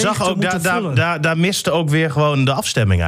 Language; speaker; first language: Dutch; native; Dutch